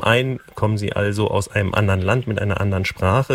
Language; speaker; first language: German; native; German